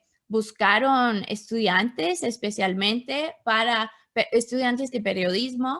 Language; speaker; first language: Spanish; non-native, fluent; English